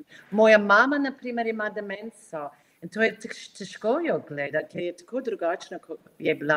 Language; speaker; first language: Slovenian; non-native, fluent; English